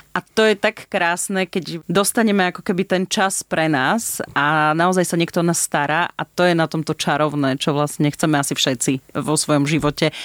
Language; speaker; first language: Slovak; native; Slovak